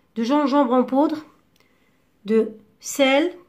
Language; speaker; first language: French; non-native, local second language; Arabic